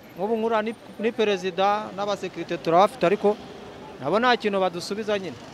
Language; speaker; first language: Kinyarwanda; native; Kinyarwanda